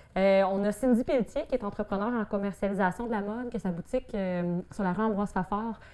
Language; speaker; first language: French; native; French